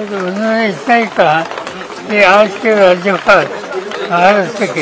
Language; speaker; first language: Hindi; non-native, local second language; Marathi